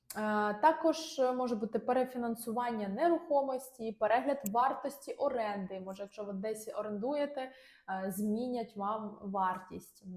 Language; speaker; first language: Ukrainian; non-native, local second language; Russian